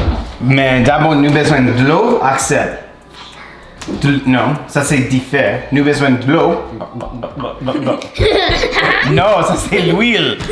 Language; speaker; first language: Haitian Creole; non-native, learner; English